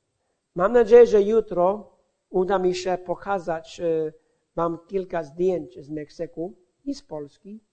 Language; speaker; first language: Polish; non-native, fluent; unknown